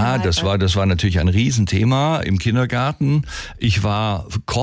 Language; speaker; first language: German; native; German